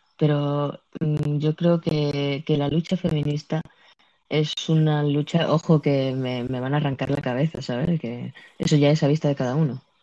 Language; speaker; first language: Spanish; native; Spanish